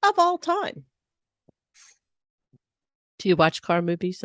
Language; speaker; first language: English; native; English